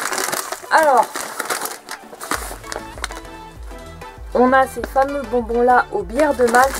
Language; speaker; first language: French; native; French